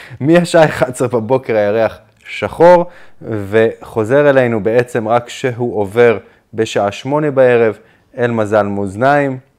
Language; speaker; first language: Hebrew; native; Hebrew